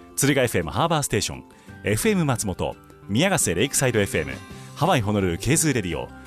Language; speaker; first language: Japanese; native; Japanese